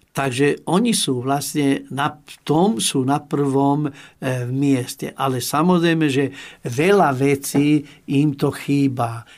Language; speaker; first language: Slovak; non-native, local second language; Hungarian